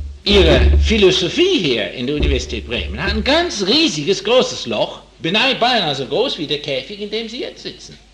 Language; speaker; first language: German; non-native, fluent; English